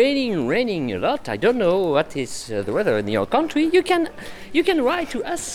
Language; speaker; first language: English; non-native, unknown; French